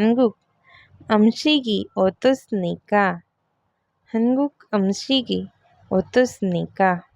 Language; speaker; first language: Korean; non-native, fluent; Hindi